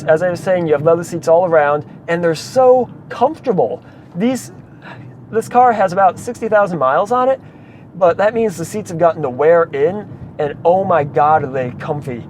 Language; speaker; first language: English; native; English